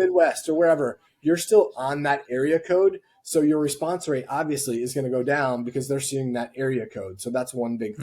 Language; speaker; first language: English; native; English